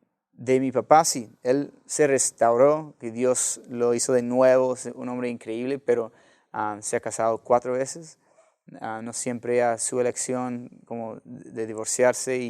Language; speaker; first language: Spanish; non-native, fluent; English